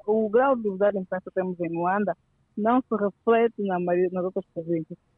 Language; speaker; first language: Portuguese; native; Portuguese